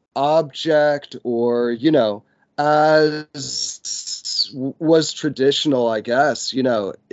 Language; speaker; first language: English; native; English